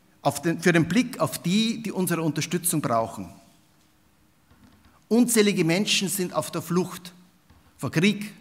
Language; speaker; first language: German; native; German